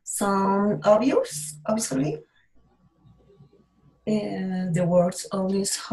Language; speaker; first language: English; non-native, learner; Spanish